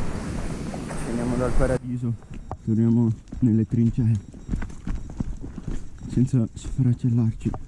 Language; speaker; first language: Italian; native; Italian